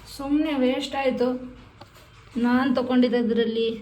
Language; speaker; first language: Kannada; non-native, local second language; Tulu